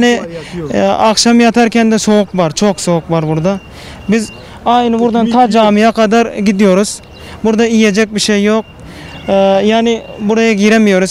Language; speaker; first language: Turkish; non-native, fluent; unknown